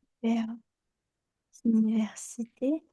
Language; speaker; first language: French; early bilingual, other home language; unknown